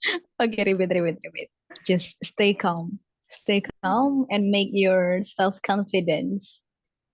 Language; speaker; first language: English; non-native, fluent; Javanese